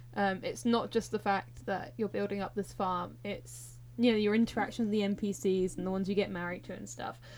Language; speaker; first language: English; native; English